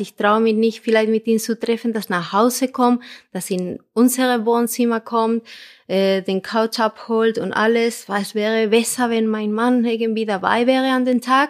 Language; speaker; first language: German; non-native, fluent; Spanish